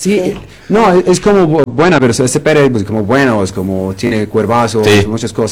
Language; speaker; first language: Spanish; non-native, learner; Arabic